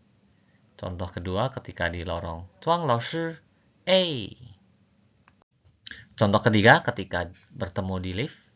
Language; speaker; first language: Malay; non-native, fluent; Chinese